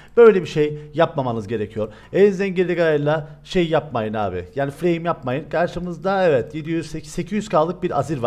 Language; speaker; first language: Turkish; native; Turkish